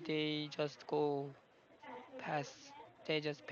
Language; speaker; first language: English; non-native, learner; Korean